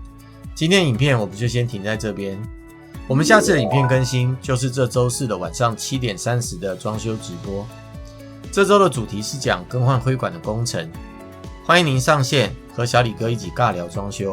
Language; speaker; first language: Chinese; native; Chinese